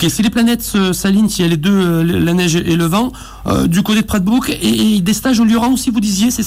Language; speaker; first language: French; native; French